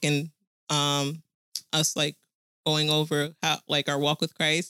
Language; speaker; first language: English; native; English